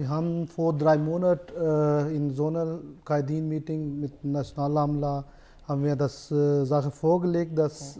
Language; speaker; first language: German; non-native, learner; Urdu